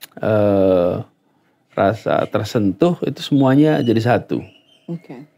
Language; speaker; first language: Indonesian; native; Indonesian